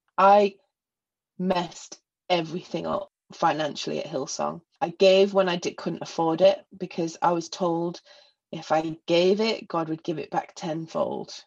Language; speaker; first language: English; native; English